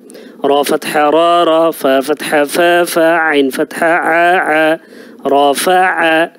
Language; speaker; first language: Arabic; non-native, fluent; Urdu